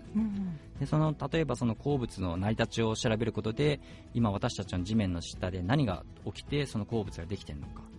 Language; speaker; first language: Japanese; native; Japanese